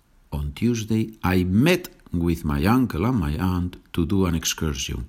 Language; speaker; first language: English; non-native, fluent; Spanish